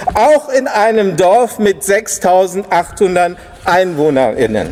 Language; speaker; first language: German; native; German